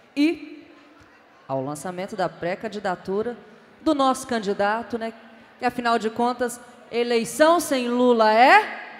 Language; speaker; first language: Portuguese; native; Portuguese